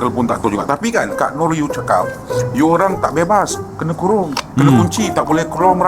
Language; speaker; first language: Malay; native; Malay